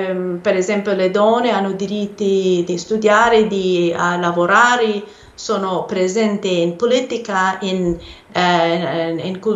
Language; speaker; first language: Italian; non-native, fluent; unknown